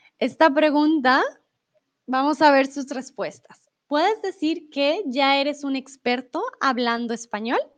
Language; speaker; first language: Spanish; native; Spanish